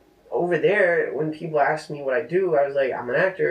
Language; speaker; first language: English; non-native, fluent; Czech